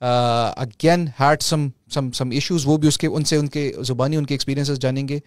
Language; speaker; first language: English; non-native, local second language; Pashto